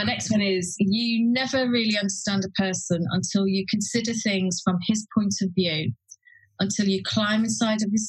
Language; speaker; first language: English; native; English